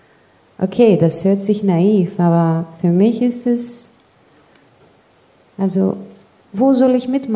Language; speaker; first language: German; non-native, fluent; Greek